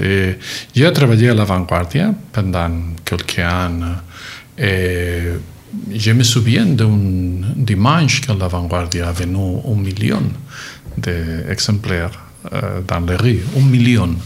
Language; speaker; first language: French; non-native, learner; Catalan